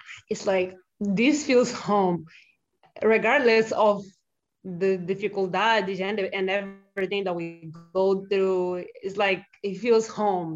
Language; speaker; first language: English; non-native, fluent; Portuguese